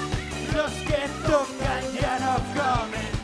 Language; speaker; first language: Spanish; native; Spanish